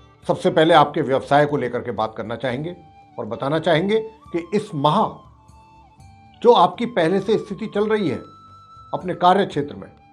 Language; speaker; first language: Hindi; native; Hindi